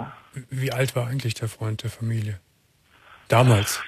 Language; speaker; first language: German; native; German